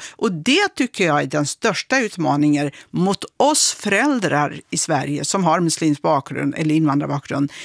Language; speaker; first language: Swedish; non-native, fluent; Kurdish